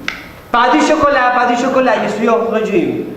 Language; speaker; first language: French; non-native, learner; Spanish